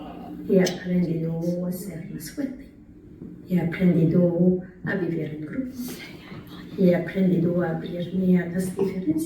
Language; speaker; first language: Spanish; non-native, learner; French